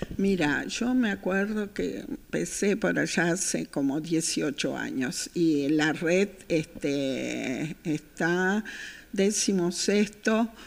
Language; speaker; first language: Spanish; native; Spanish